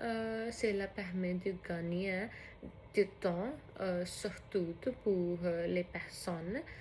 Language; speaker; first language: French; non-native, learner; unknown